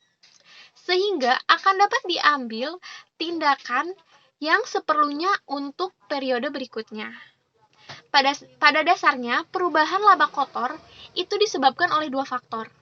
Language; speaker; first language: Indonesian; native; Indonesian